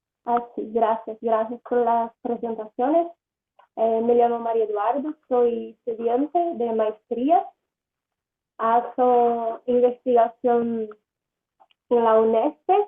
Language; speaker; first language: Spanish; non-native, learner; Portuguese